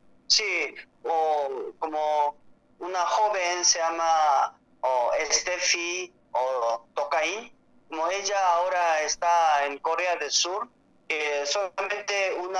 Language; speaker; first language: Spanish; non-native, learner; Korean